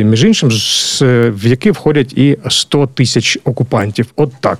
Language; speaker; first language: Ukrainian; native; Ukrainian